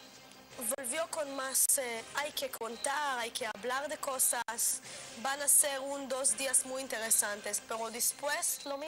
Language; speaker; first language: Spanish; non-native, learner; Hebrew